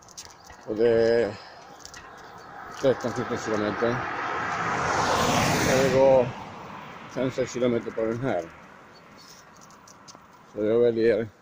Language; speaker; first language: Swedish; non-native, learner; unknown